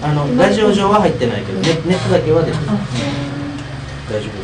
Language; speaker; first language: Japanese; native; Japanese